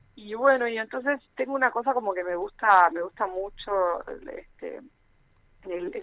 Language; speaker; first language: Spanish; early bilingual, other home language; Portuguese